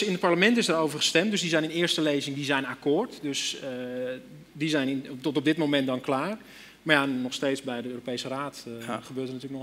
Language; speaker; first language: Dutch; native; Dutch